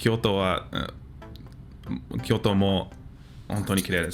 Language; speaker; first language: Japanese; non-native, learner; English